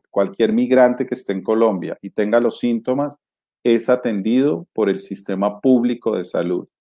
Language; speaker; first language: Spanish; native; Spanish